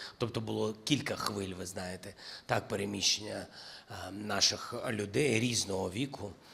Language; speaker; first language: Ukrainian; non-native, local second language; Russian